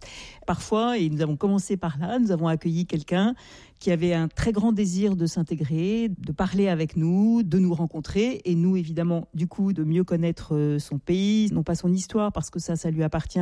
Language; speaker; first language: French; native; French